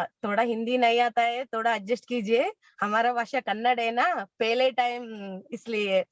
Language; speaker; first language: Hindi; non-native, local second language; Kannada